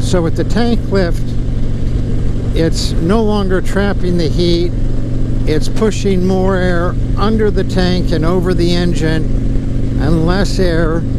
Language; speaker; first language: English; native; English